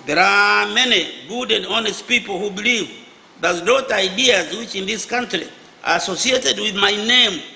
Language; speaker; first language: English; non-native, local second language; Swahili